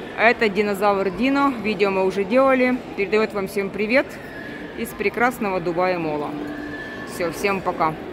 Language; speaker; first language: Russian; native; Russian